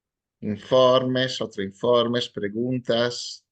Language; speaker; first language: Spanish; native; Spanish